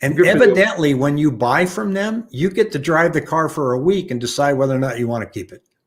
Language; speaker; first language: English; native; English